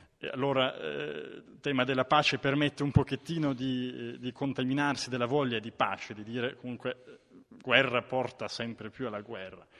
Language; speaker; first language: Italian; non-native, fluent; Ukrainian